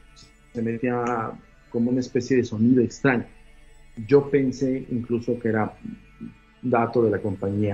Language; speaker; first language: Spanish; native; Spanish